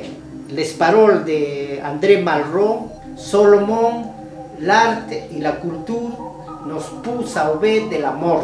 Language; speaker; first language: French; non-native, learner; Spanish